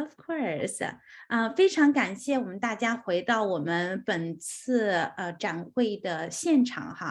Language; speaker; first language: Chinese; native; Chinese